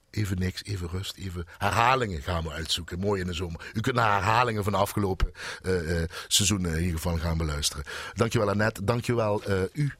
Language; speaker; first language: Dutch; native; Dutch